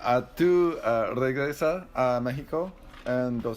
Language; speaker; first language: Spanish; non-native, learner; English